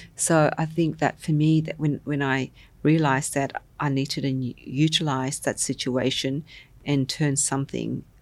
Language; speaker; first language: English; non-native, local second language; Vietnamese